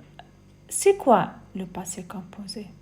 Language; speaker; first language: French; non-native, fluent; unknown